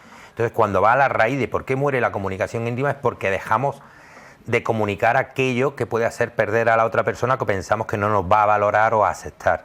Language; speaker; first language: Spanish; native; Spanish